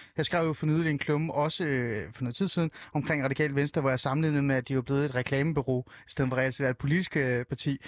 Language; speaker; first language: Danish; early bilingual, other home language; Persian